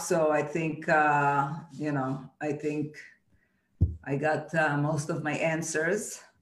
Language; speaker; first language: English; non-native, fluent; Hebrew